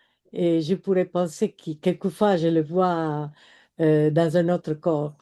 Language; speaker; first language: French; non-native, fluent; Italian